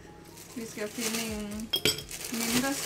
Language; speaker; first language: Danish; non-native, learner; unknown